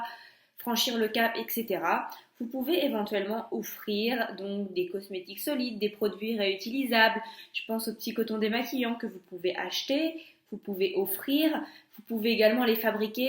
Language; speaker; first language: French; native; French